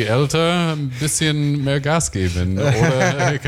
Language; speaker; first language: German; non-native, learner; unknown